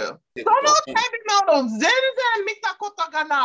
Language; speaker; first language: Japanese; non-native, learner; English